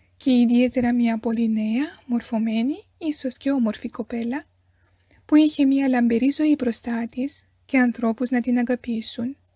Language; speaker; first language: Greek; non-native, fluent; Romanian